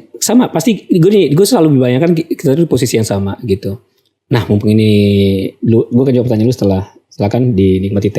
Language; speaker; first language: Indonesian; native; Indonesian